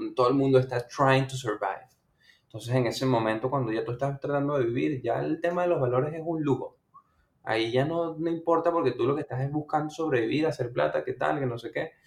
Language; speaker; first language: Spanish; native; Spanish